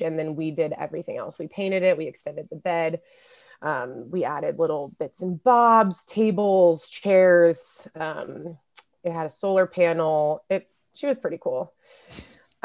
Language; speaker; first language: English; native; English